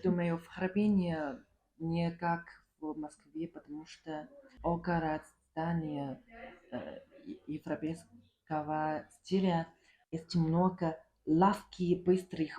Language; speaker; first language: Russian; non-native, learner; Chinese